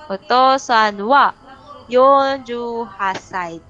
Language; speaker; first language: Japanese; non-native, fluent; Filipino